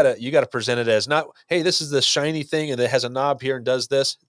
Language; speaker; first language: English; native; English